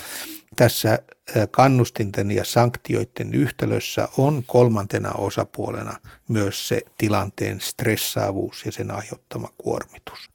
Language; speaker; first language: Finnish; native; Finnish